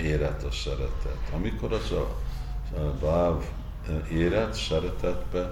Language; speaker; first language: Hungarian; early bilingual, heritage; Hungarian